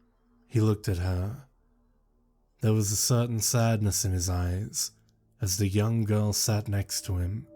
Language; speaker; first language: English; native; English